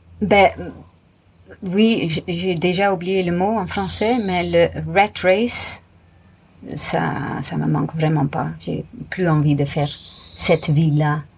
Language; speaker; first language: French; non-native, fluent; English